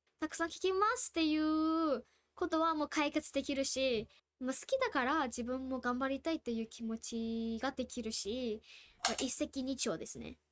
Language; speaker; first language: Japanese; non-native, fluent; Burmese